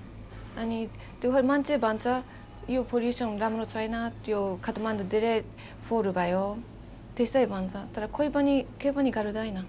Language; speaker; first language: Nepali; non-native, learner; Japanese